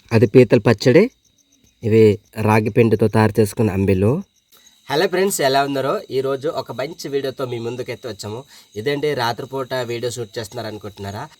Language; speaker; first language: Telugu; non-native, local second language; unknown